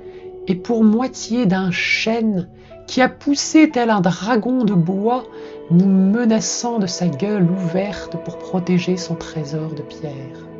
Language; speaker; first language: French; native; French